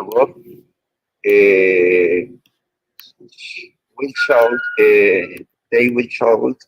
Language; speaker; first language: English; non-native, learner; Spanish